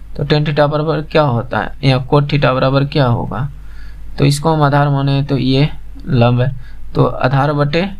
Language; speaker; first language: Hindi; native; Hindi